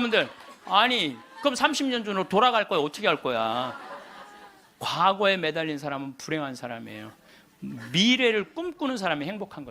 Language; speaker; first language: Korean; native; Korean